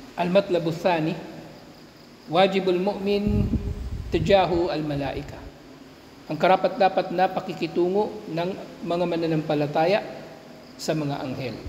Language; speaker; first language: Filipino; native; Filipino